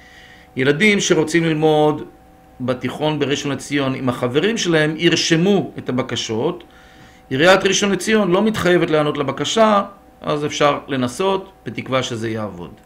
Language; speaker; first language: Hebrew; native; Hebrew